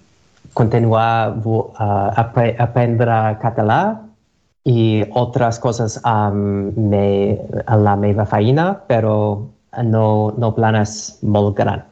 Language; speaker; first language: Catalan; non-native, learner; English